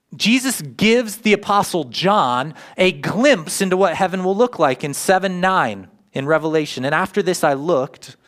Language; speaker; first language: English; native; English